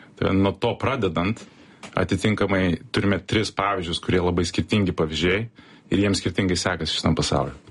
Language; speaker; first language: Lithuanian; native; Lithuanian